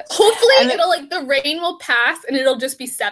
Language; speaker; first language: English; native; English